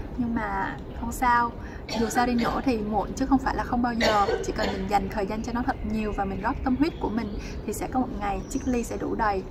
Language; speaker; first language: Vietnamese; native; Vietnamese